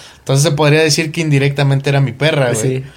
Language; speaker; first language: Spanish; native; Spanish